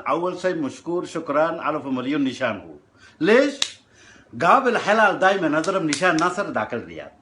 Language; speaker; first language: Arabic; non-native, learner; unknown